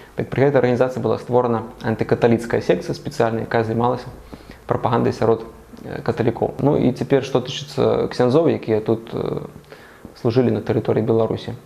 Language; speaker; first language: Belarusian; native; Belarusian